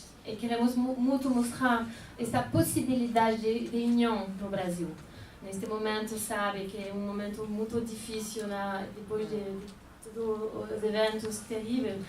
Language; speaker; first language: Portuguese; non-native, fluent; French